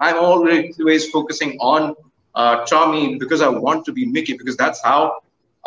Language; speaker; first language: English; non-native, local second language; Hindi